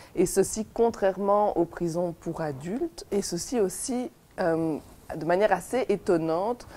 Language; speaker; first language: French; native; French